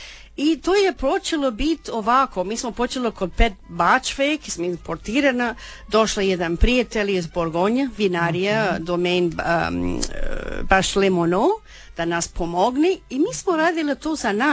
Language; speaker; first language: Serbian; early bilingual, heritage; Croatian